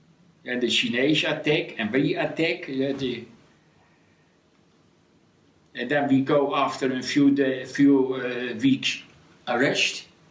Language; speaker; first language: English; non-native, learner; Dutch